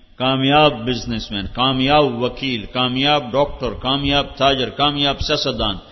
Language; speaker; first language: Urdu; non-native, local second language; Punjabi